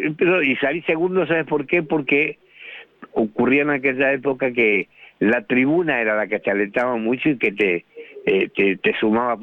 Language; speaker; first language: Spanish; native; Spanish